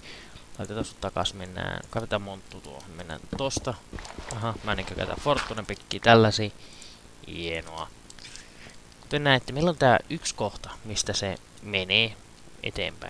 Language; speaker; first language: Finnish; native; Finnish